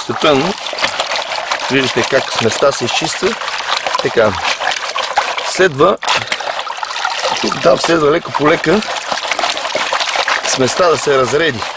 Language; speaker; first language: Bulgarian; native; Bulgarian